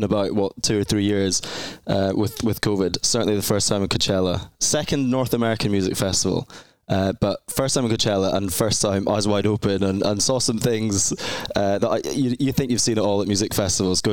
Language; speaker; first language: English; native; English